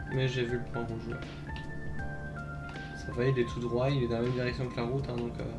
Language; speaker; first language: French; native; French